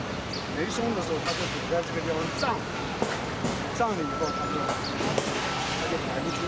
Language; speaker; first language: Chinese; native; Chinese